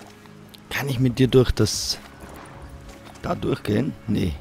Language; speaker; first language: German; native; German